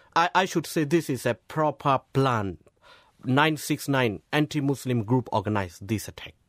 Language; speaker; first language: English; non-native, fluent; Burmese